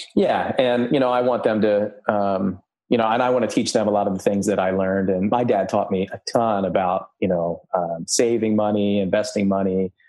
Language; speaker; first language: English; early bilingual, other home language; Croatian